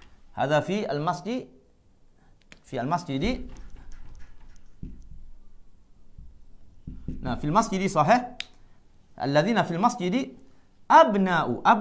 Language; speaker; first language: Arabic; non-native, fluent; Malay